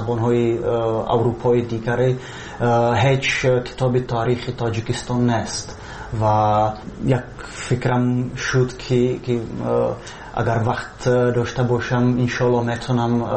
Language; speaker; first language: Persian; non-native, fluent; Czech